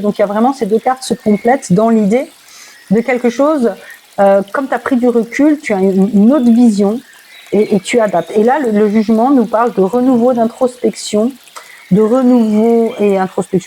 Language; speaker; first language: French; native; French